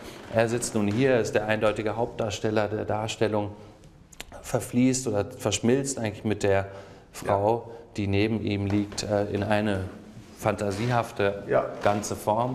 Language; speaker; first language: German; native; German